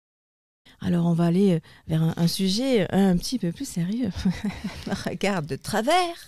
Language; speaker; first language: French; native; French